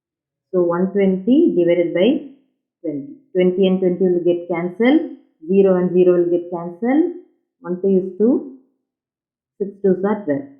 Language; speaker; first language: English; non-native, local second language; Tamil